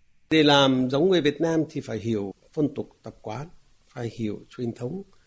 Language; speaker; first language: Vietnamese; non-native, fluent; Arabic